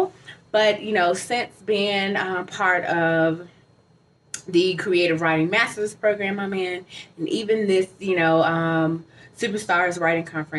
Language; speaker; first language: English; native; English